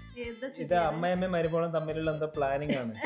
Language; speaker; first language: Malayalam; native; Malayalam